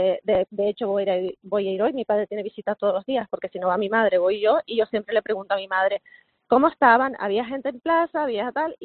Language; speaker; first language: Spanish; native; Spanish